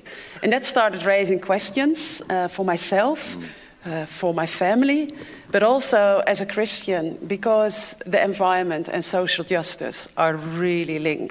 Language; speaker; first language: English; non-native, fluent; Dutch